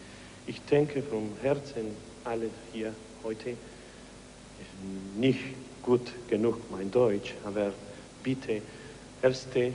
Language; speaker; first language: German; non-native, learner; Spanish